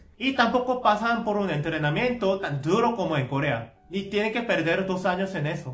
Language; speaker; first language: Spanish; non-native, fluent; Korean